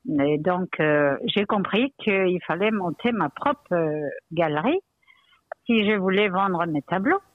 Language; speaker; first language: French; non-native, fluent; Spanish